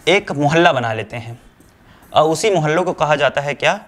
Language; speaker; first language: Hindi; native; Hindi